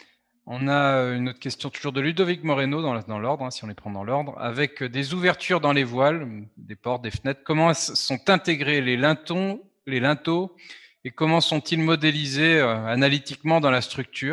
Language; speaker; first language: French; native; French